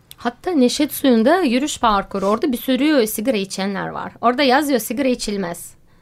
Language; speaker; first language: Turkish; non-native, fluent; Russian